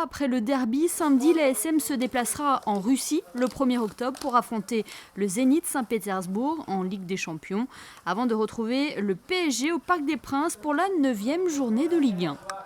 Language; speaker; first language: French; native; French